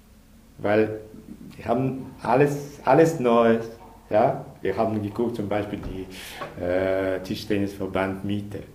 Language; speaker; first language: German; non-native, learner; Russian